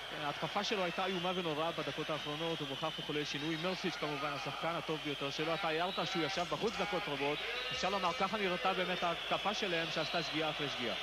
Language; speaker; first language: Hebrew; native; Hebrew